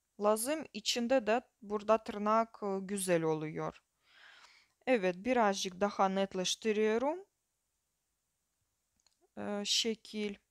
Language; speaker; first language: Turkish; non-native, fluent; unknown